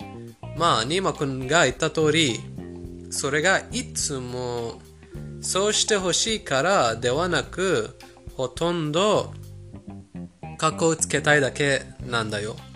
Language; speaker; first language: Japanese; non-native, fluent; Persian